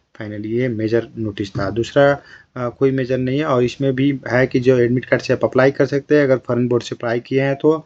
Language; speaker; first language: Hindi; non-native, local second language; Bhojpuri